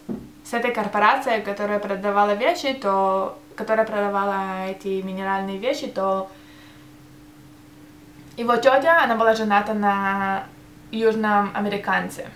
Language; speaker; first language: Russian; early bilingual, heritage; Russian